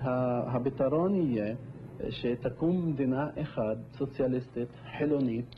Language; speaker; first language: Hebrew; non-native, local second language; Arabic